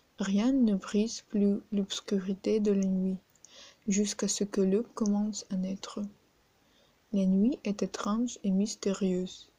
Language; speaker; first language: French; non-native, learner; Ukrainian